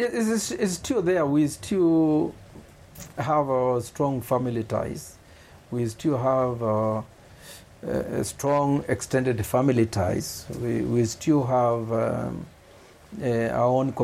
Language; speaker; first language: English; non-native, local second language; Kamba